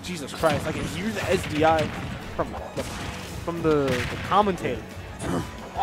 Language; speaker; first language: English; native; English